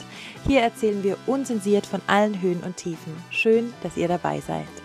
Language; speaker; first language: German; native; German